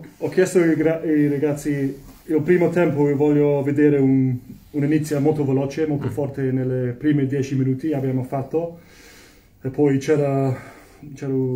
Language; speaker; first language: Italian; non-native, fluent; Spanish